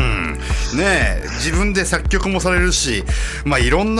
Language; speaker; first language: Japanese; native; Japanese